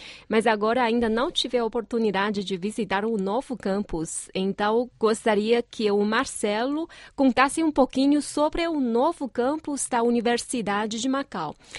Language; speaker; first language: Portuguese; non-native, fluent; Chinese